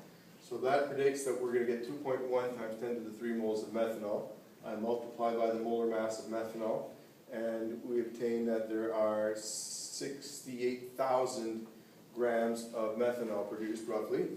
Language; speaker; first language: English; native; English